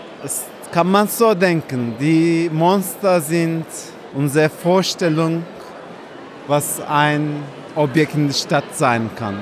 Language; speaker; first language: German; non-native, fluent; Turkish